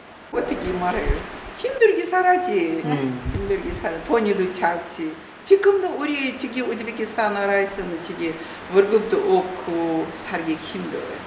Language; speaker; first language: Korean; non-native, local second language; Russian